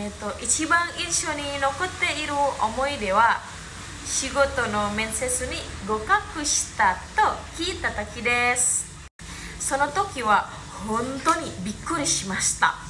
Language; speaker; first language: Japanese; non-native, learner; Indonesian